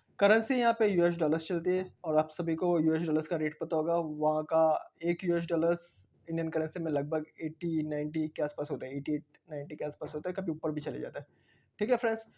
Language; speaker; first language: Hindi; non-native, local second language; Marathi